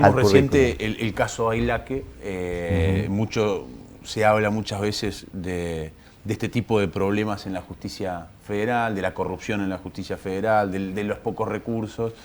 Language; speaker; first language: Spanish; native; Spanish